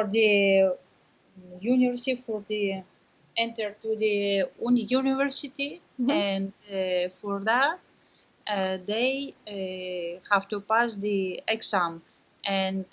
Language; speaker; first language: English; non-native, learner; Spanish